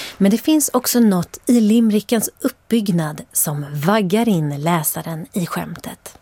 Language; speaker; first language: Swedish; native; Swedish